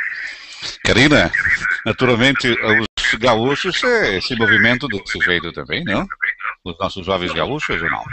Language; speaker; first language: Spanish; non-native, learner; Portuguese